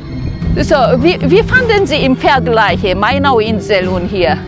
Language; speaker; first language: German; non-native, fluent; Korean